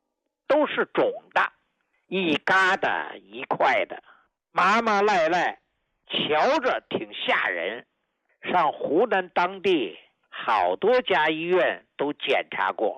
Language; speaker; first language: Chinese; native; Chinese